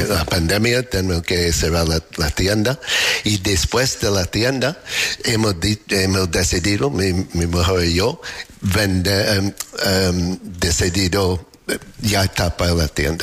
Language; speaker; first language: Spanish; non-native, learner; English